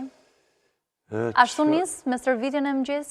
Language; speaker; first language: Albanian; native; Albanian